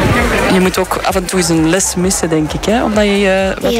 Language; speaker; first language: Dutch; native; Dutch